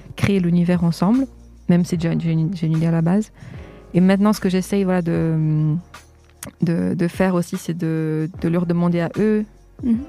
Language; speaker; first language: French; early bilingual, other home language; Portuguese